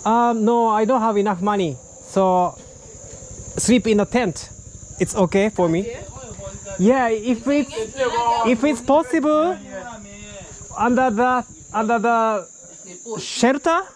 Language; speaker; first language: English; non-native, learner; Japanese